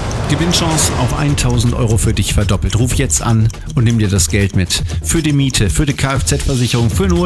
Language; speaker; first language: German; native; German